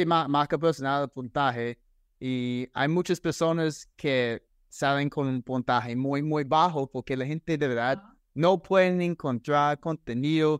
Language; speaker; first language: Spanish; non-native, fluent; English